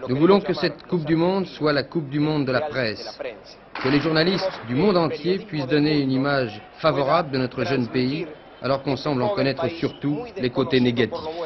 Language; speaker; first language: French; non-native, fluent; Spanish